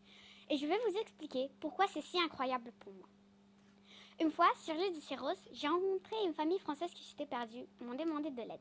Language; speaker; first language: French; non-native, fluent; Greek